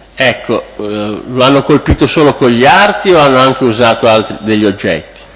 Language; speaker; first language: Italian; native; Italian